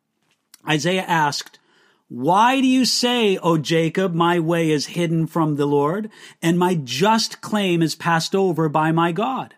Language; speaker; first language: English; native; English